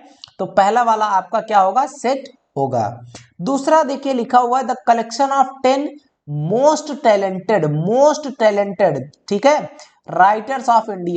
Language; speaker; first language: Hindi; native; Hindi